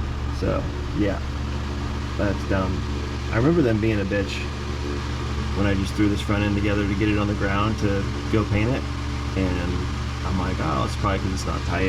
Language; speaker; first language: English; native; English